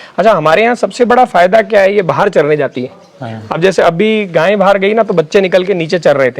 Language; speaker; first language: Hindi; native; Hindi